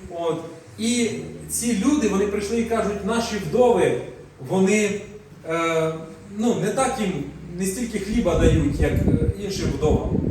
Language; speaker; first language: Ukrainian; non-native, local second language; Russian